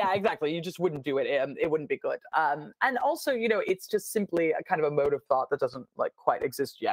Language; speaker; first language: English; native; English